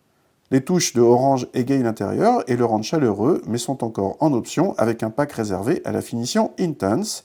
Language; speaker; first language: French; native; French